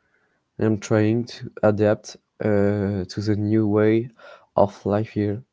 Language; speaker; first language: English; non-native, learner; French